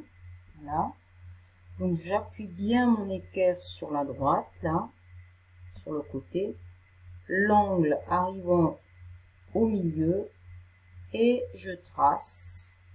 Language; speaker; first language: French; native; French